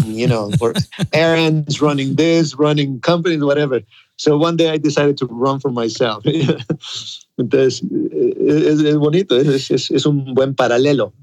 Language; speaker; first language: Spanish; native; Spanish